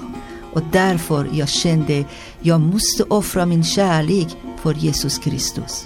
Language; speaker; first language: Swedish; non-native, learner; Persian